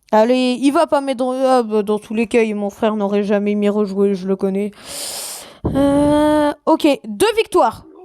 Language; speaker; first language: French; native; French